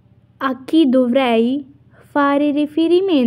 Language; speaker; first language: Italian; non-native, fluent; Urdu